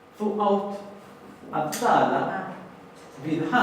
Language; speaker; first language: Icelandic; non-native, learner; Spanish